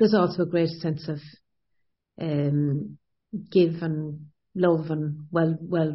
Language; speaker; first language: English; native; English